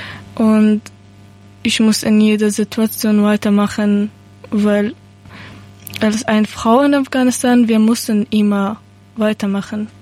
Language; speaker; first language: German; non-native, learner; Persian